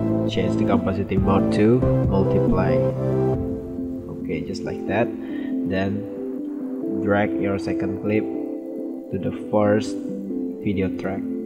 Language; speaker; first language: English; non-native, fluent; Indonesian